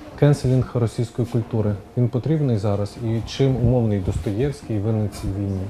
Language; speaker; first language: Ukrainian; native; Ukrainian